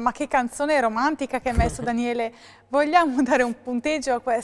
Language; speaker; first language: Italian; native; Italian